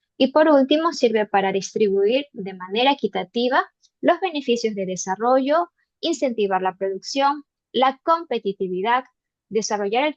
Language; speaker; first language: Spanish; native; Spanish